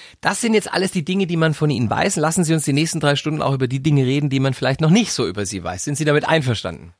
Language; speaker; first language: German; native; German